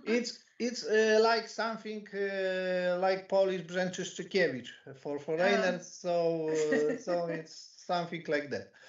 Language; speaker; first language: English; non-native, learner; Polish